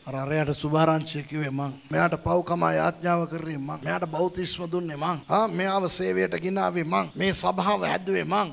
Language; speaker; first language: Sinhala; non-native, local second language; Tamil